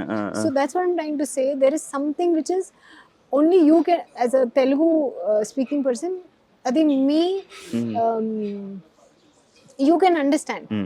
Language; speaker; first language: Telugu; non-native, local second language; Hindi